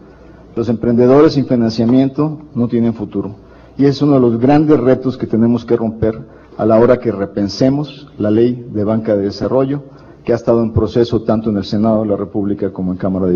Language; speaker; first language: Spanish; native; Spanish